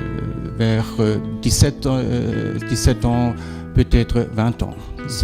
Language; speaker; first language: French; non-native, fluent; German